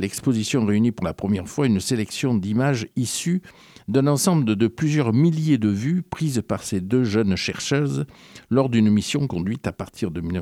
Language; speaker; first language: French; native; French